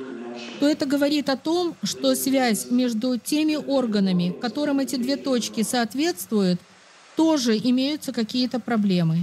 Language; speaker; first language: Russian; native; Russian